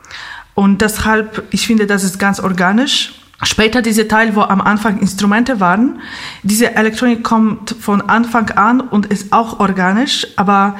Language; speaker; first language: German; non-native, fluent; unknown